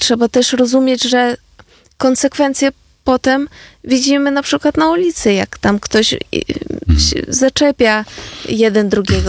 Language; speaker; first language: Polish; non-native, fluent; Ukrainian